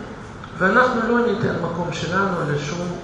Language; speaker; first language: Hebrew; non-native, fluent; Russian